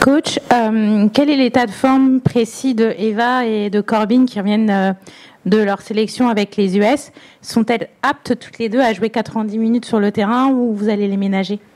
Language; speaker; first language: French; native; French